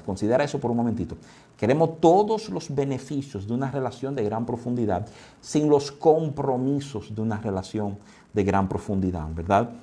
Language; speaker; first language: Spanish; native; Spanish